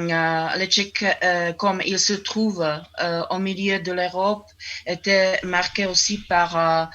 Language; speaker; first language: French; non-native, fluent; Czech